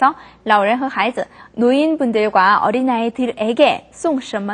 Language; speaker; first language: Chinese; non-native, fluent; Korean